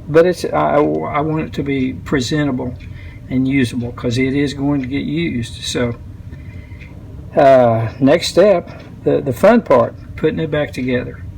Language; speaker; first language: English; native; English